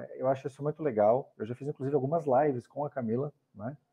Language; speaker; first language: Portuguese; native; Portuguese